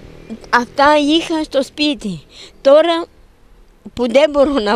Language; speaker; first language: Greek; non-native, fluent; Bulgarian